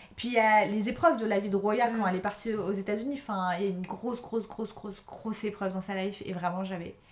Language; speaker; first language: French; native; French